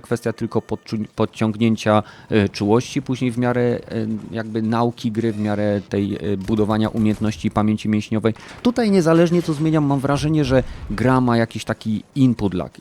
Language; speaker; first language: Polish; native; Polish